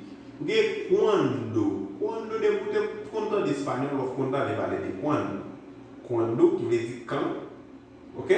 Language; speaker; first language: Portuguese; non-native, fluent; Haitian Creole